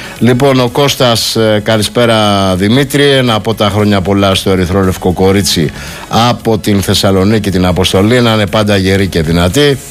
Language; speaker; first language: Greek; native; Greek